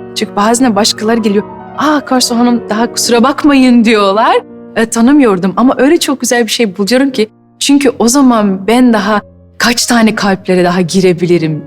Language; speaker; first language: Turkish; early bilingual, heritage; Turkish